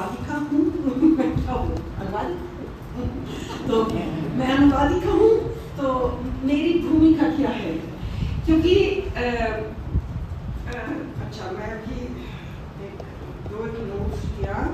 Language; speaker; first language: Hindi; non-native, fluent; Italian